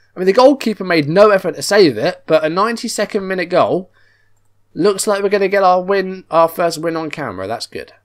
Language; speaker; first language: English; native; English